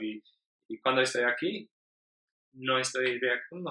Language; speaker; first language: Spanish; non-native, learner; English